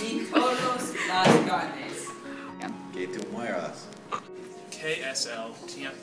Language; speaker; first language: Spanish; non-native, learner; English